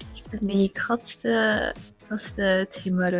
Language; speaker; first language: German; non-native, learner; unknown